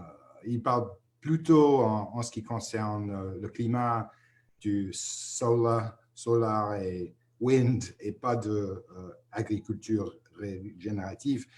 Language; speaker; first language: French; non-native, fluent; English